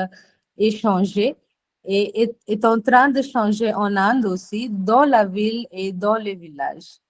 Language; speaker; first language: French; non-native, fluent; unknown